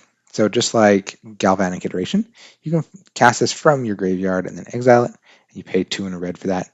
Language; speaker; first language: English; native; English